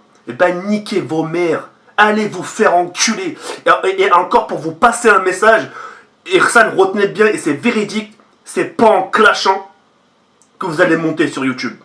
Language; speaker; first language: French; native; French